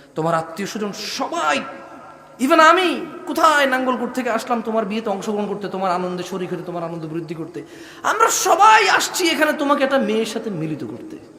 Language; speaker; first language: Bangla; early bilingual, heritage; Bangla